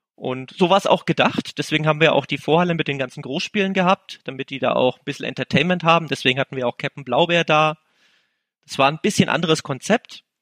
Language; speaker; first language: German; native; German